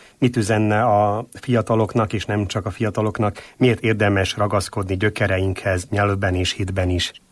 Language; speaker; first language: Hungarian; native; Hungarian